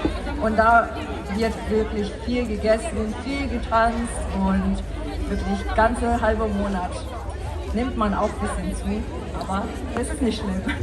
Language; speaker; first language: German; non-native, learner; Tibetan